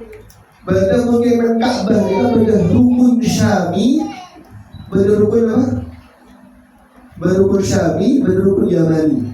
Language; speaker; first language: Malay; non-native, local second language; Javanese